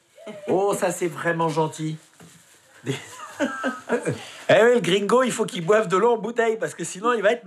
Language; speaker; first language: French; native; French